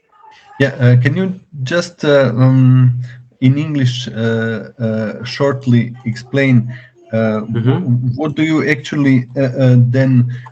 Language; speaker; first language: English; non-native, learner; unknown